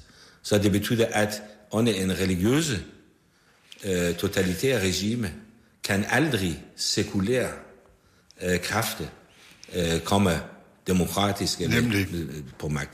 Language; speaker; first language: Danish; non-native, fluent; Persian